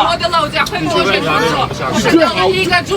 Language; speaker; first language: Chinese; non-native, learner; Russian